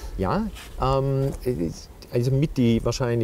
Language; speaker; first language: German; native; German